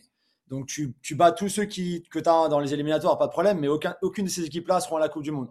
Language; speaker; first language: French; native; French